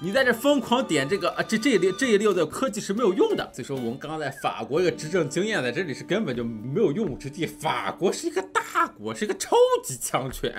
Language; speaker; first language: Chinese; native; Chinese